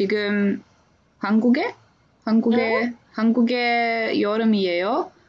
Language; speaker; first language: Korean; non-native, learner; Czech